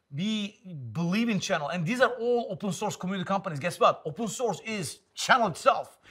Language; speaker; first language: English; non-native, fluent; Turkish